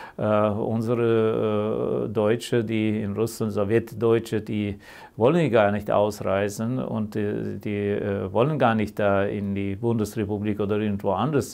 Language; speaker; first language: German; early bilingual, heritage; German